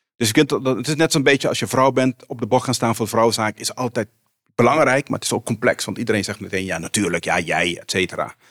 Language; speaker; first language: Dutch; non-native, local second language; Papiamento